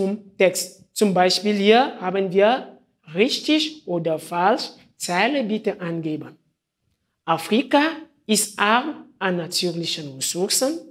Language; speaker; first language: German; non-native, fluent; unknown